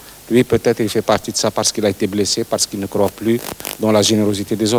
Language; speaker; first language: French; non-native, local second language; Arabic